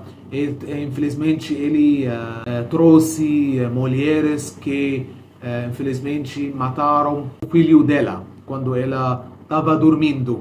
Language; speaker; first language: Portuguese; non-native, fluent; Arabic